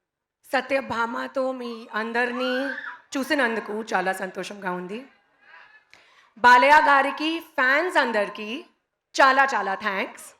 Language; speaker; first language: Telugu; non-native, learner; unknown